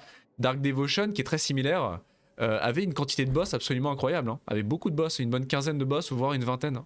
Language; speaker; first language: French; native; French